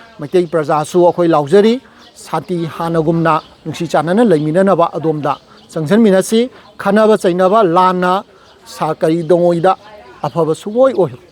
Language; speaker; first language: Manipuri; native; Manipuri